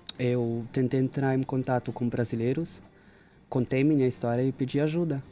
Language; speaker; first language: Portuguese; non-native, fluent; Hebrew